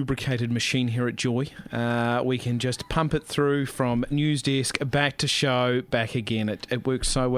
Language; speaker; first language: English; native; English